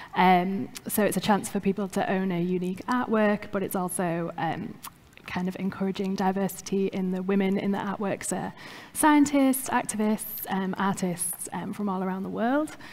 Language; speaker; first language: English; native; English